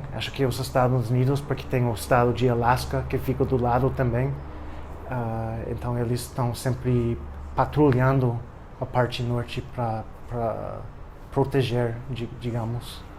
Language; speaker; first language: Portuguese; non-native, fluent; English